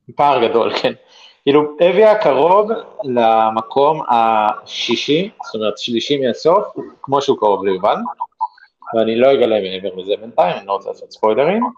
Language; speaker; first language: Hebrew; native; Hebrew